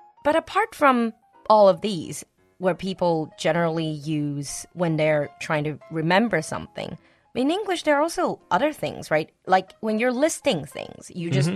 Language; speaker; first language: English; non-native, fluent; Chinese